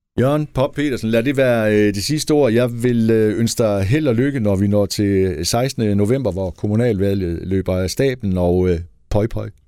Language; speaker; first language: Danish; native; Danish